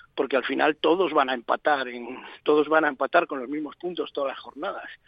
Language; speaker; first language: Spanish; native; Spanish